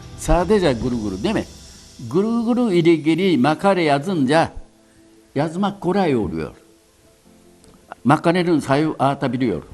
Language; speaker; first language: Turkish; non-native, learner; Japanese